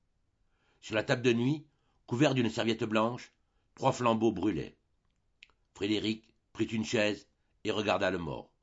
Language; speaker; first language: French; native; French